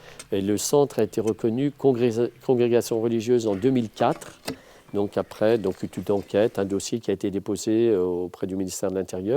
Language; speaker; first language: French; native; French